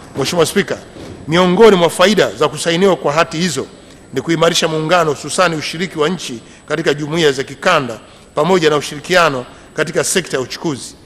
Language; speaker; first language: Swahili; native; Swahili